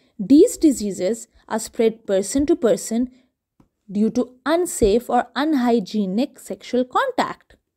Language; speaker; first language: English; non-native, local second language; Urdu